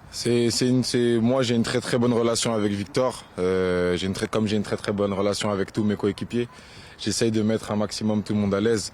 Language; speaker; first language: French; native; French